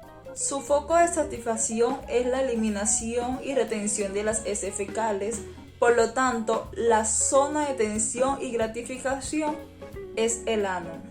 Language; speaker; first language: Spanish; native; Spanish